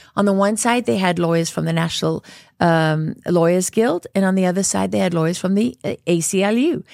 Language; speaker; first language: English; native; English